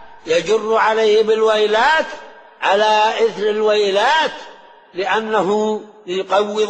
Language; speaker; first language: Arabic; native; Arabic